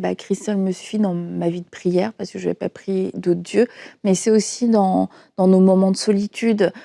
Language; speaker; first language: French; native; French